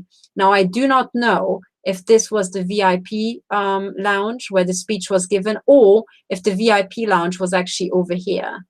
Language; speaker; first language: English; non-native, fluent; Romanian